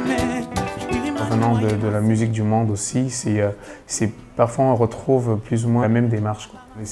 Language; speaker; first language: French; non-native, local second language; Basaa